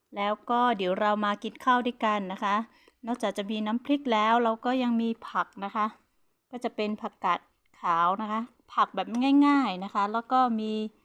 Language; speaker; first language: Thai; non-native, local second language; Karen languages